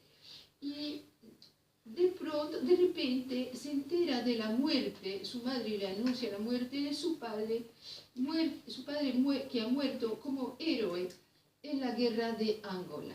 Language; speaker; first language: Spanish; non-native, fluent; French